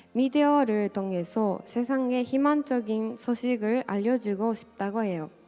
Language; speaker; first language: Korean; non-native, fluent; Japanese